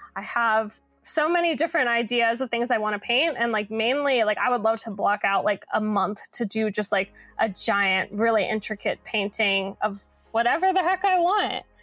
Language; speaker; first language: English; native; English